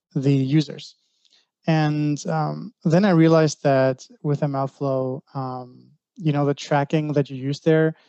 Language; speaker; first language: English; non-native, fluent; Greek